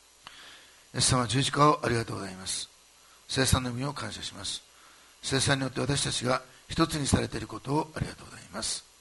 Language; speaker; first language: Japanese; native; Japanese